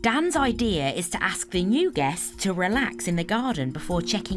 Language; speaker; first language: English; native; English